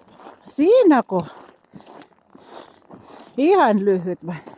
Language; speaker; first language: Finnish; non-native, learner; Filipino